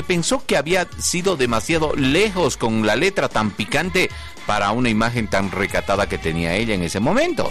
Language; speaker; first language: Spanish; native; Spanish